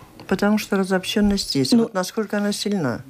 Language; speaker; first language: Russian; native; Russian